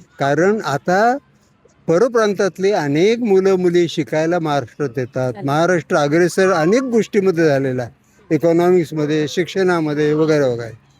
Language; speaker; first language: Marathi; native; Marathi